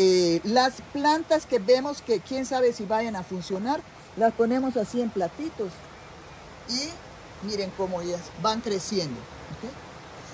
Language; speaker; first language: Spanish; native; Spanish